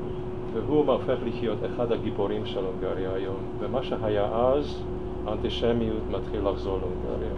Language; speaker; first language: Hebrew; non-native, fluent; Hungarian